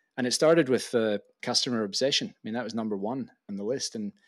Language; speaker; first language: English; native; English